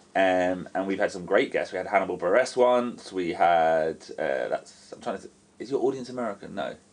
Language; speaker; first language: English; native; English